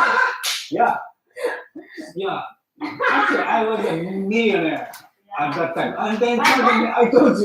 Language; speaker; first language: English; non-native, learner; Japanese